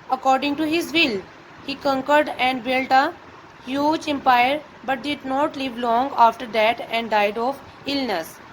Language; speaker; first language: English; non-native, local second language; Urdu